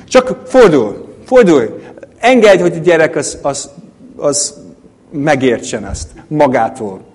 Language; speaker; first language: Hungarian; non-native, fluent; English